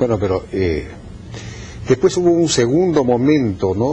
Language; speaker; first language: Spanish; native; Spanish